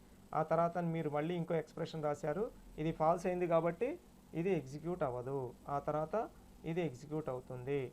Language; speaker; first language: Telugu; native; Telugu